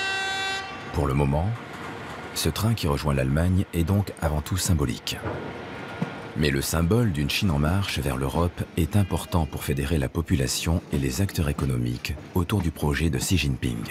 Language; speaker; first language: French; native; French